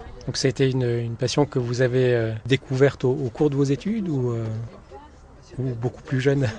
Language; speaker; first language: French; native; French